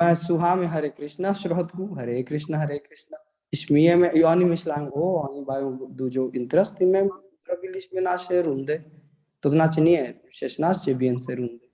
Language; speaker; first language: Polish; non-native, learner; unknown